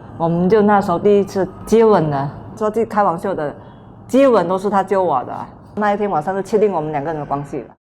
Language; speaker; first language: Chinese; non-native, local second language; Min Nan Chinese